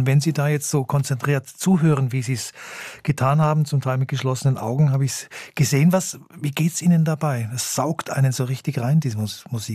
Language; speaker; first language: German; native; German